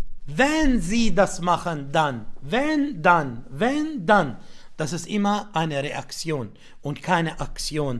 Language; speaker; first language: German; non-native, fluent; Arabic